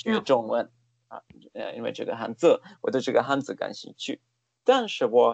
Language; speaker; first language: Chinese; non-native, fluent; German